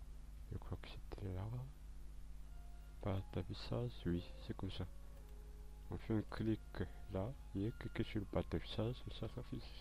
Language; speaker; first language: French; non-native, local second language; Malagasy